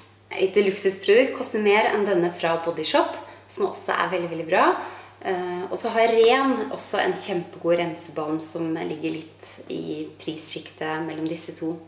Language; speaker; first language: Norwegian; native; Norwegian